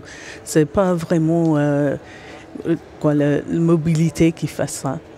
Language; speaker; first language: French; non-native, fluent; English